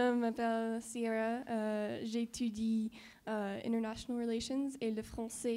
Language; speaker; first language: French; non-native, learner; English